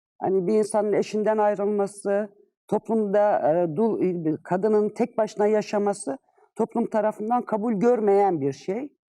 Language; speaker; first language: Turkish; native; Turkish